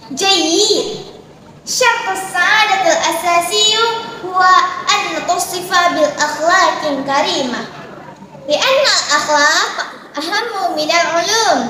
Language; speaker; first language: Arabic; non-native, learner; Indonesian